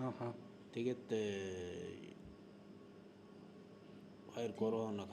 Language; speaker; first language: Mongolian; non-native, learner; Urdu